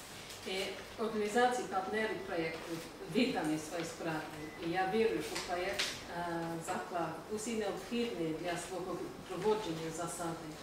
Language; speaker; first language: Ukrainian; non-native, fluent; English